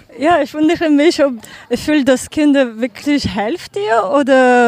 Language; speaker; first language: German; non-native, learner; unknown